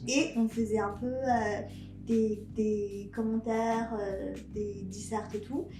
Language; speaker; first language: French; non-native, local second language; Malagasy